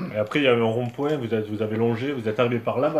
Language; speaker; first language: French; native; French